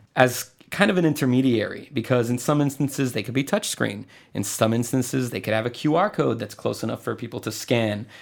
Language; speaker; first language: English; non-native, fluent; Spanish